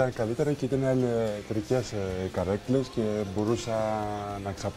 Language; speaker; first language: Greek; early bilingual, heritage; Greek